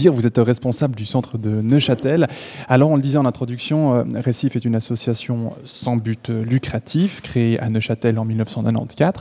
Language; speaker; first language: French; native; French